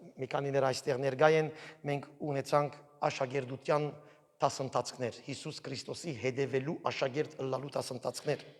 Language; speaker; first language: Armenian; early bilingual, heritage; Armenian